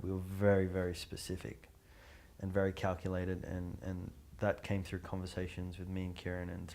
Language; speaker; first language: English; native; English